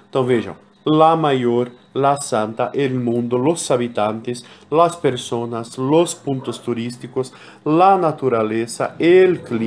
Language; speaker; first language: Spanish; non-native, fluent; Portuguese